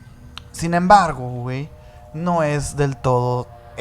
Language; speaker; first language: Spanish; native; Spanish